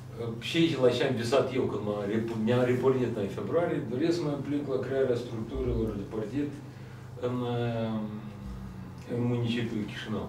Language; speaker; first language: Romanian; non-native, local second language; Russian